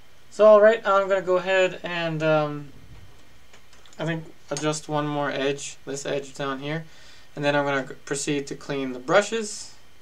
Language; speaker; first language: English; early bilingual, other home language; Spanish